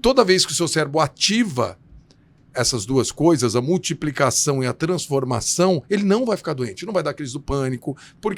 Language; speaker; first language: Portuguese; native; Portuguese